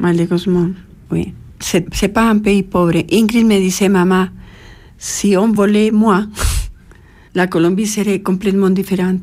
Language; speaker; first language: French; non-native, fluent; Spanish